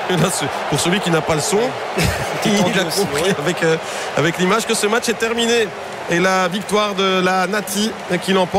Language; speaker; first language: French; native; French